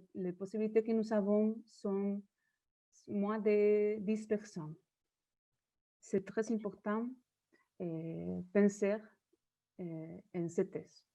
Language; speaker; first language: French; non-native, learner; Spanish